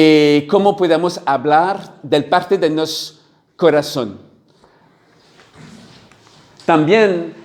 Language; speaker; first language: Spanish; non-native, learner; French